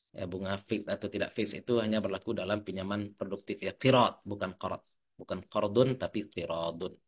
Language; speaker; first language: Indonesian; native; Indonesian